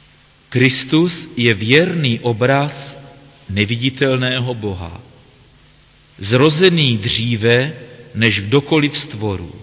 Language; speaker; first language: Czech; native; Czech